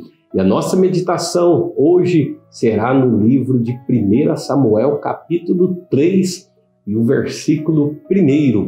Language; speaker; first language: Portuguese; native; Portuguese